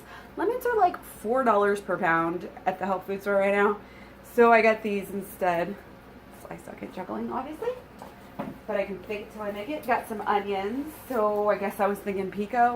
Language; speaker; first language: English; native; English